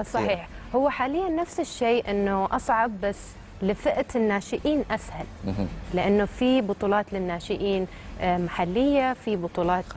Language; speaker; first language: Arabic; native; Arabic